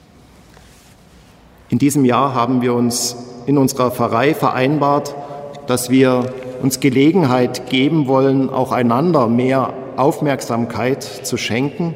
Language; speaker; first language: German; native; German